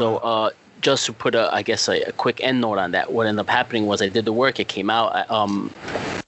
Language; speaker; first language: English; native; English